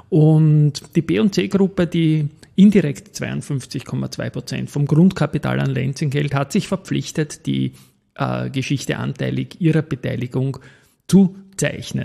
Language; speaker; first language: German; native; German